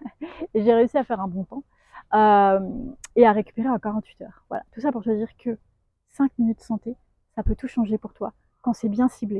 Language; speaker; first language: French; native; French